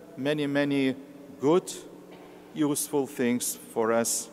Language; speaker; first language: English; non-native, learner; Lithuanian